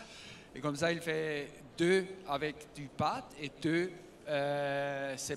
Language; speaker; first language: French; non-native, learner; German